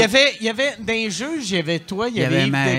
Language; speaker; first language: French; native; French